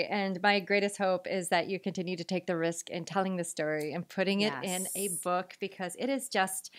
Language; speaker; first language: English; native; English